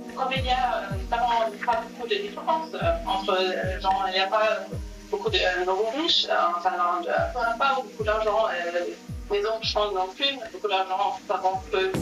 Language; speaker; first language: French; non-native, fluent; Swedish